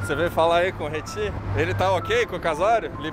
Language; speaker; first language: Portuguese; native; Portuguese